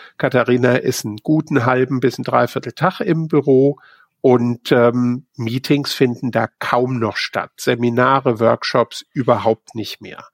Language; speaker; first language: German; native; German